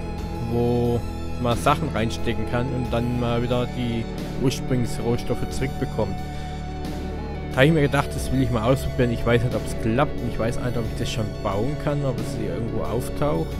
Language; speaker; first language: German; native; German